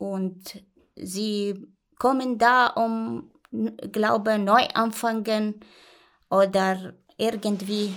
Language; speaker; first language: German; non-native, learner; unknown